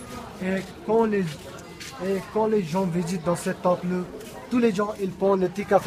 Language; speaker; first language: French; non-native, learner; Nepali